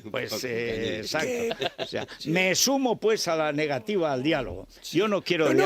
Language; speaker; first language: Spanish; native; Spanish